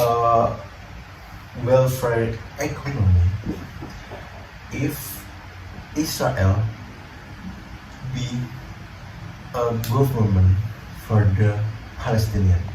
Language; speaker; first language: English; non-native, learner; Indonesian